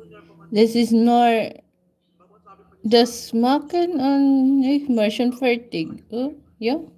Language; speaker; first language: German; non-native, learner; Filipino